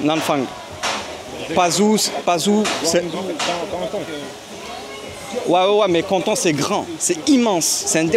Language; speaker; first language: French; native; French